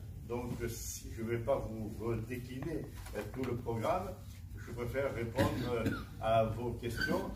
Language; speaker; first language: French; native; French